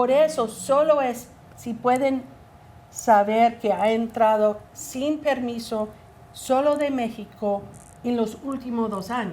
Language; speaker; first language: Spanish; non-native, learner; English